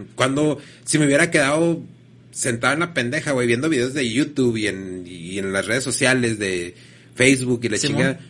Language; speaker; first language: Spanish; native; Spanish